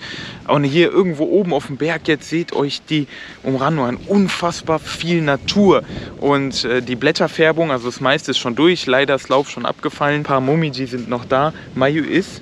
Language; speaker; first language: German; native; German